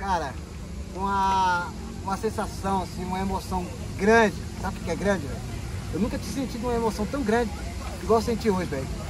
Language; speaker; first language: Portuguese; native; Portuguese